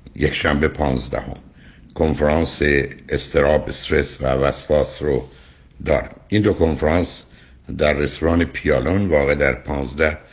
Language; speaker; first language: Persian; native; Persian